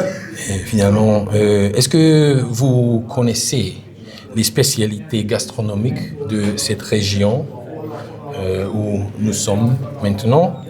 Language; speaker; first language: French; non-native, learner; Hungarian